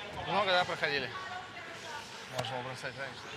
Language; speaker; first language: Russian; native; Russian